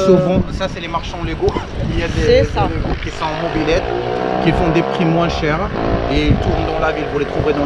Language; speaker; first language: French; native; French